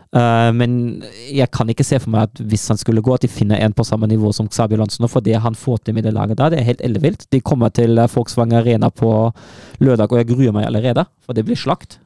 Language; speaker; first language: Norwegian; non-native, fluent; German